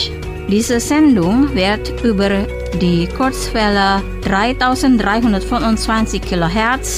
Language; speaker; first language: German; non-native, fluent; Indonesian